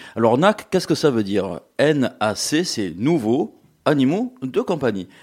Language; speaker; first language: French; native; French